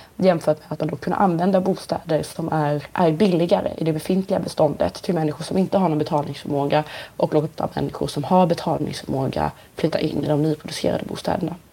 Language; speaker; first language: Swedish; native; Swedish